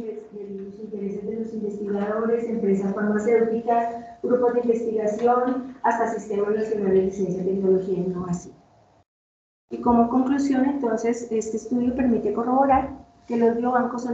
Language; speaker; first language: Spanish; native; Spanish